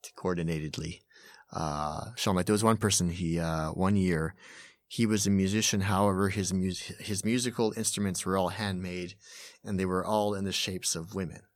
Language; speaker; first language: English; native; English